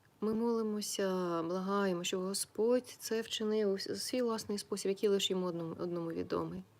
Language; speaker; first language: Ukrainian; native; Ukrainian